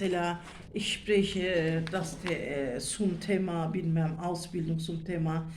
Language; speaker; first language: German; non-native, fluent; Turkish